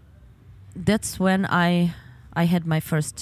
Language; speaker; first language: English; non-native, fluent; Ukrainian